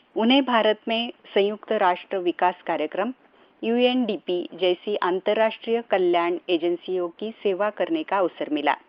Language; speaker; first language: Hindi; non-native, local second language; Marathi